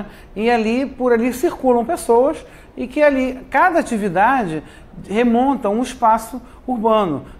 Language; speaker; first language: Portuguese; native; Portuguese